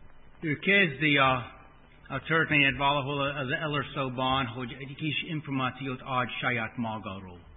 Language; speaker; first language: Hungarian; non-native, fluent; English